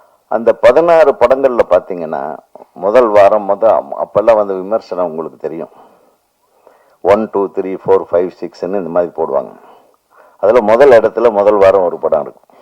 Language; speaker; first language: Tamil; native; Tamil